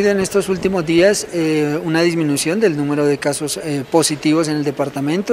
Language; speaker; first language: Spanish; native; Spanish